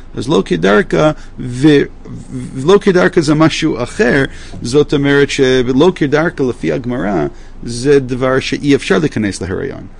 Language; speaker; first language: Hebrew; non-native, fluent; English